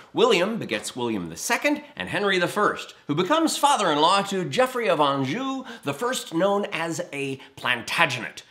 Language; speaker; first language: English; native; English